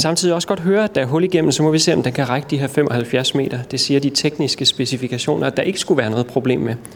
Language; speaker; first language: Danish; native; Danish